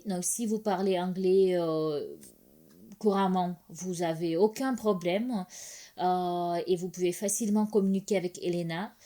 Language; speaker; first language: French; non-native, fluent; Russian